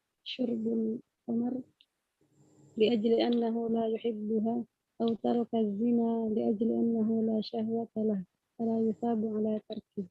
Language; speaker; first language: Arabic; non-native, learner; Indonesian